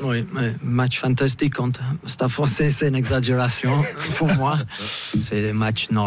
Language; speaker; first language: French; non-native, fluent; English